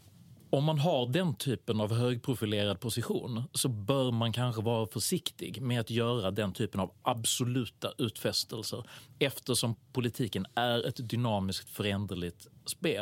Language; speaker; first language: Swedish; native; Swedish